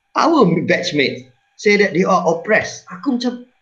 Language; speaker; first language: English; non-native, local second language; Malay